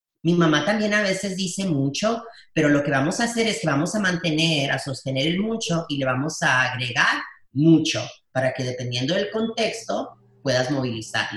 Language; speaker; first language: Spanish; early bilingual, heritage; Spanish